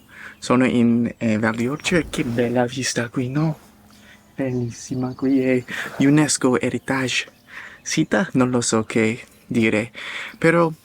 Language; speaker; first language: Italian; non-native, learner; English